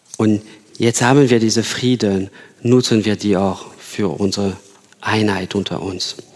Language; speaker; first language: German; non-native, fluent; French